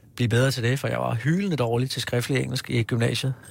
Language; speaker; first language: Danish; native; Danish